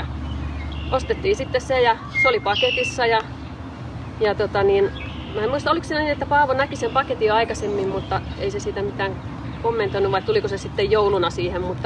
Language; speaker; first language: Finnish; native; Finnish